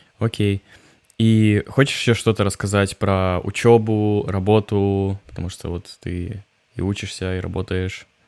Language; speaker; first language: Russian; native; Russian